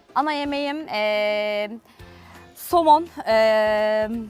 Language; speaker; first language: Turkish; native; Turkish